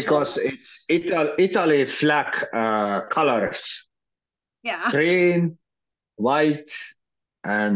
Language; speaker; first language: English; non-native, learner; Finnish